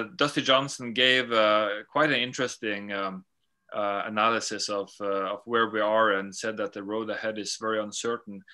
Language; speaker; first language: English; non-native, fluent; Norwegian